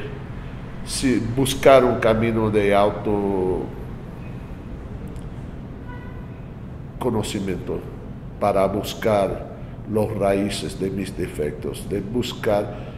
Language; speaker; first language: Spanish; non-native, fluent; English